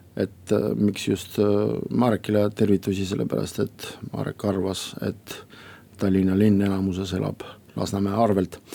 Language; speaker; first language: Estonian; non-native, local second language; Russian